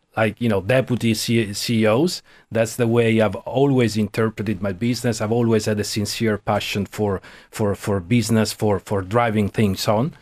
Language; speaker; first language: English; non-native, fluent; Italian